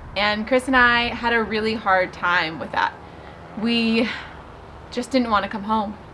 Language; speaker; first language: English; native; English